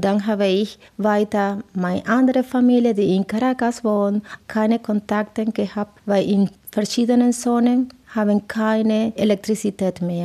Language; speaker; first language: German; non-native, fluent; Spanish